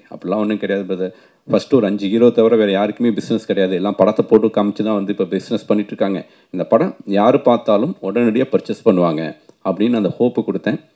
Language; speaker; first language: Tamil; native; Tamil